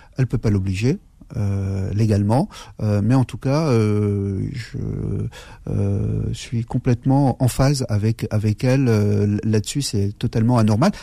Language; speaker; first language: French; early bilingual, other home language; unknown